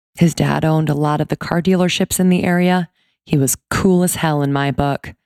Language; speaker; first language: English; native; English